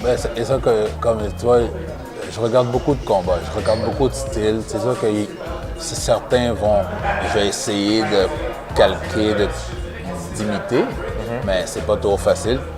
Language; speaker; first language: French; early bilingual, other home language; Haitian Creole